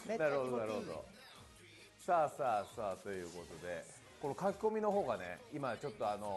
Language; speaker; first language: Japanese; native; Japanese